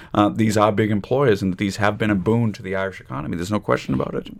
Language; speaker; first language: English; native; English